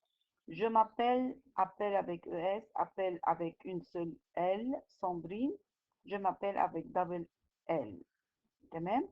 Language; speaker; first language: French; non-native, fluent; Arabic